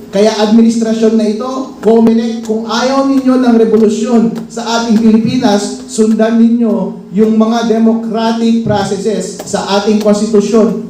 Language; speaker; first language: Filipino; non-native, local second language; Iloko